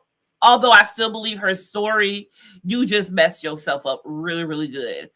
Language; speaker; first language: English; native; English